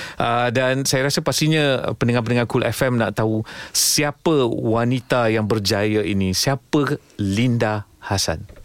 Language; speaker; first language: Malay; non-native, local second language; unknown